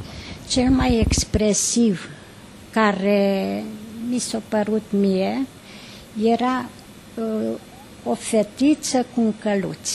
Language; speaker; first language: Romanian; non-native, local second language; Hungarian